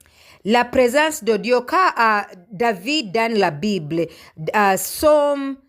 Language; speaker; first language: French; non-native, learner; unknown